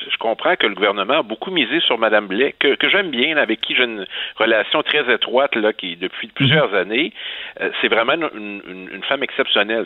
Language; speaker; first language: French; native; French